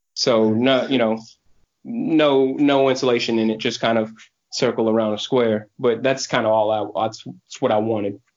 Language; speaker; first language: English; native; English